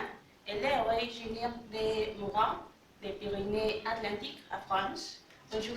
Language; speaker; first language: French; non-native, learner; Spanish